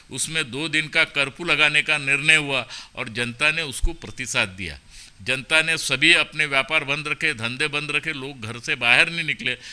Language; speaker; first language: Hindi; non-native, local second language; Marathi